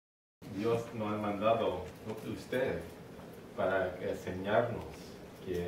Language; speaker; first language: Spanish; early bilingual, heritage; Spanish